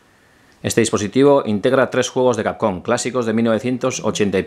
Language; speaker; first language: Spanish; native; Spanish